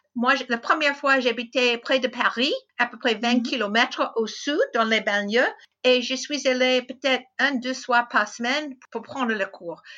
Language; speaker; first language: French; non-native, fluent; English